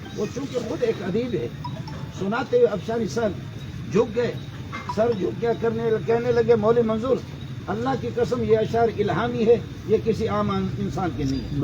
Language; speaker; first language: Urdu; non-native, fluent; Baluchi